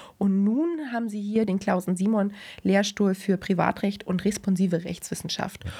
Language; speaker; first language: German; native; German